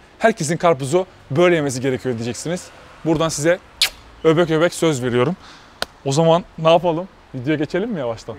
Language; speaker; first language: Turkish; native; Turkish